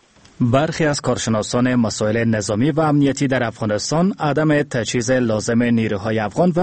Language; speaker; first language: Persian; native; Persian